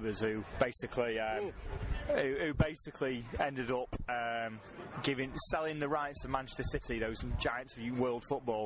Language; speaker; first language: English; native; English